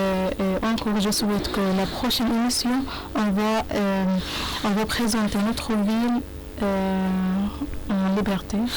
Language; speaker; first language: French; non-native, learner; Arabic